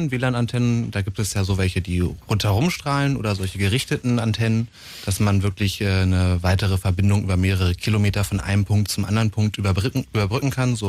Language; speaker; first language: German; native; German